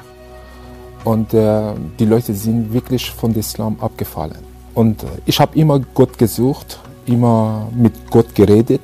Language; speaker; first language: German; non-native, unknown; Persian